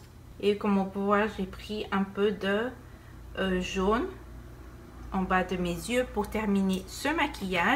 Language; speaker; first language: French; non-native, fluent; Spanish